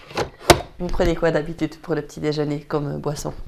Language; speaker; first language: French; native; French